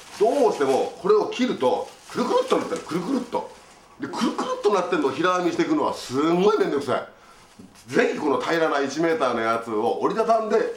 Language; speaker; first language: Japanese; native; Japanese